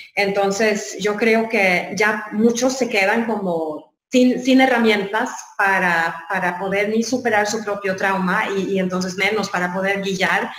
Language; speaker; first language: Spanish; non-native, fluent; Swedish